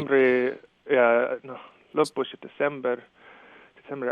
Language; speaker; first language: Estonian; non-native, fluent; English